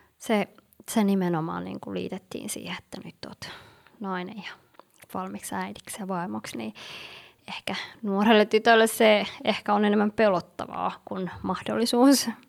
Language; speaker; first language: Finnish; early bilingual, other home language; Somali